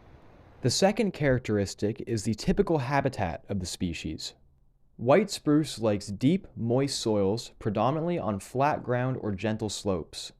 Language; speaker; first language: English; native; English